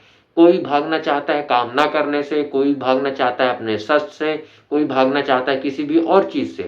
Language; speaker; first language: Hindi; native; Hindi